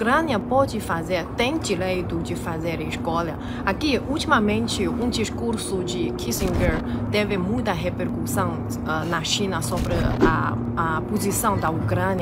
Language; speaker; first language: Portuguese; non-native, fluent; Chinese